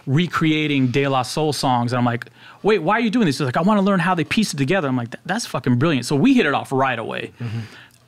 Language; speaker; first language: English; native; English